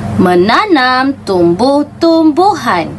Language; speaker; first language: Malay; native; Malay